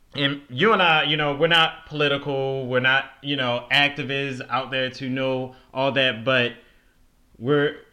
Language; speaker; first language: English; native; English